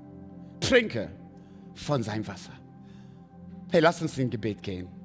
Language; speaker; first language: German; non-native, fluent; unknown